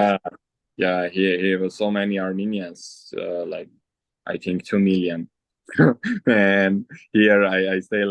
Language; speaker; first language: English; non-native, learner; Armenian